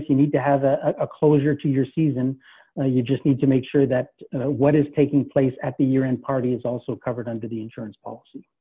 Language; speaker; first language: English; native; English